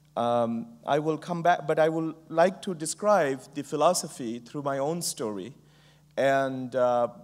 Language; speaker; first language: English; non-native, local second language; Bangla